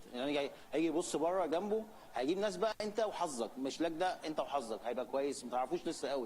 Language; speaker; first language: Arabic; native; Arabic